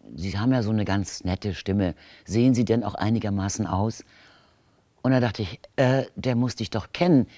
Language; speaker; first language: German; native; German